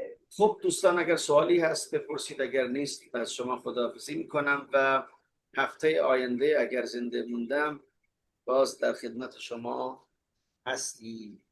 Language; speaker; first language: Persian; non-native, fluent; Urdu